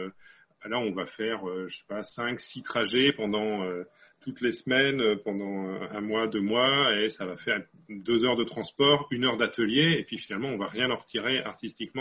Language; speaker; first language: French; native; French